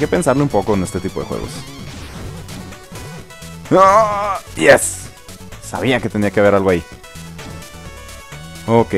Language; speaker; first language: Spanish; native; Spanish